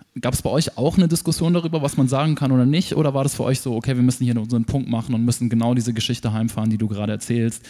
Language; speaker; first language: German; native; German